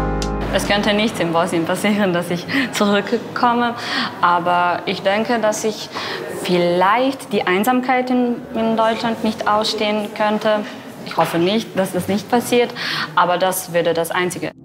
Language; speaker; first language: German; non-native, fluent; Bosnian